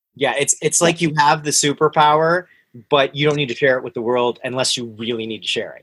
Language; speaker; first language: English; early bilingual, other home language; Hindi